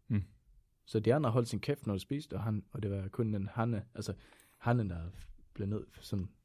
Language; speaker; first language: Danish; non-native, fluent; Swedish